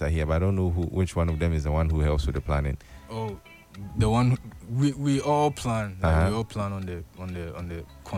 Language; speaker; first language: English; non-native, local second language; Akan